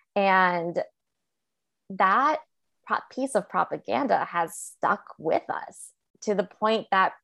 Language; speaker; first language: English; native; English